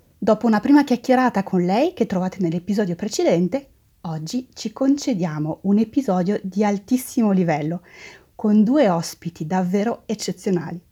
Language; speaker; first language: Italian; non-native, fluent; French